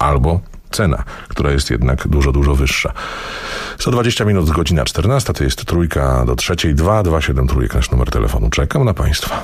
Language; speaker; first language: Polish; native; Polish